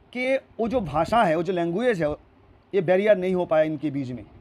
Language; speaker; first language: Hindi; non-native, local second language; Urdu